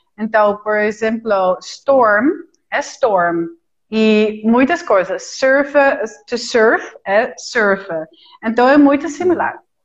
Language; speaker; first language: Portuguese; non-native, fluent; Dutch